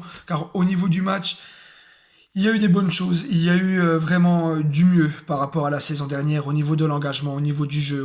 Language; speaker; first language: French; native; French